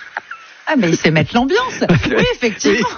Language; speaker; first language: French; native; French